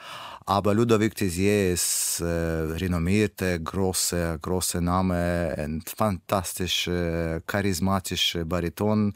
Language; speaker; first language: German; non-native, learner; Russian